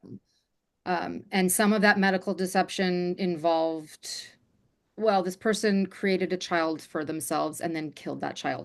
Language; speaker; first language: English; native; English